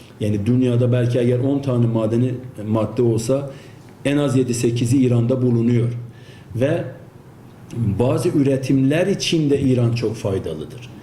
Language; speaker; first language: Turkish; non-native, fluent; Azerbaijani